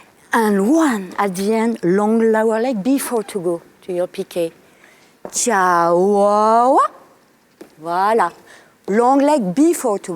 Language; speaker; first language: English; non-native, fluent; French